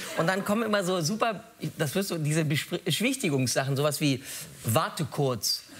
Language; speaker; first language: German; native; German